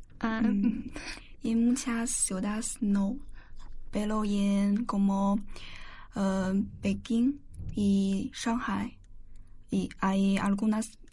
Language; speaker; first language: Spanish; non-native, learner; Chinese